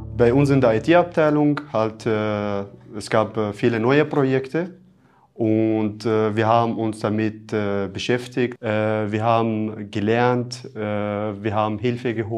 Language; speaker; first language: German; non-native, fluent; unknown